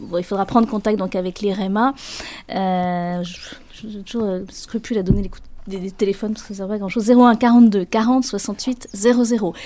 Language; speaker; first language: French; native; French